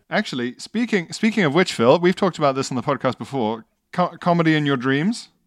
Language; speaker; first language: English; native; English